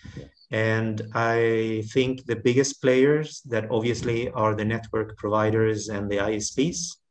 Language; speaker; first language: English; non-native, fluent; Swedish